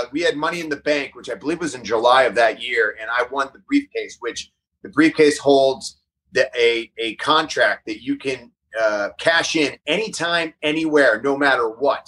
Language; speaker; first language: English; native; English